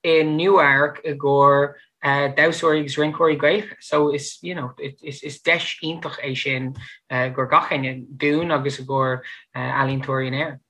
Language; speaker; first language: Irish; non-native, fluent; English